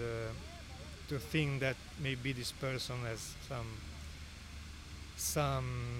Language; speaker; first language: English; non-native, learner; Italian